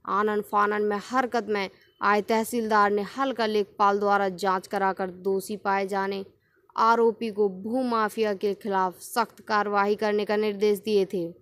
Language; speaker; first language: Hindi; native; Hindi